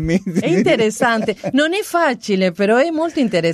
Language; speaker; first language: Italian; non-native, learner; Spanish